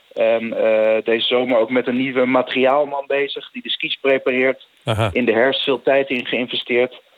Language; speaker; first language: Dutch; native; Dutch